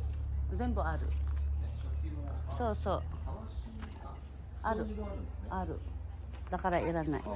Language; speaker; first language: Japanese; non-native, learner; Filipino